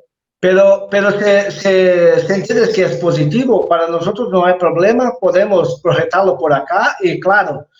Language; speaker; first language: Spanish; non-native, fluent; Portuguese